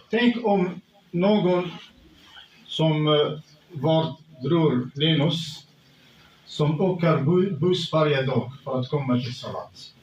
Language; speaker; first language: Swedish; non-native, fluent; Arabic